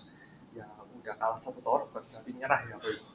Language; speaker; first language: Indonesian; native; Indonesian